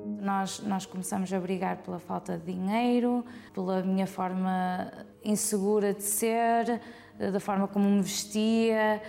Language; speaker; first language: Portuguese; early bilingual, heritage; Portuguese